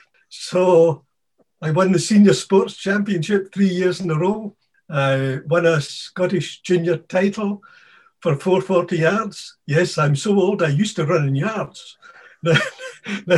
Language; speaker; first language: English; native; English